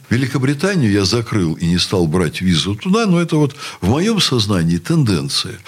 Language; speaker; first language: Russian; native; Russian